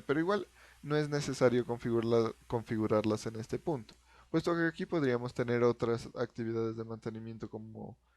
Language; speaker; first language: Spanish; native; Spanish